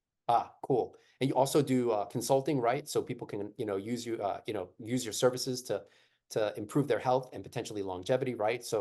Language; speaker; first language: English; native; English